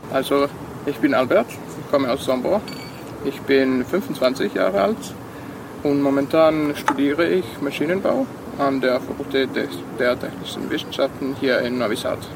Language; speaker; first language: German; non-native, fluent; Serbian